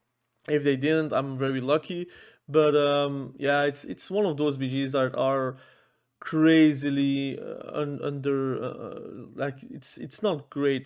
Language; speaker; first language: English; non-native, fluent; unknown